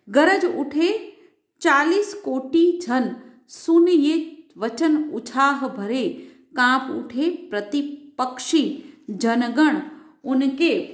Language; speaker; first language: Hindi; non-native, local second language; Gujarati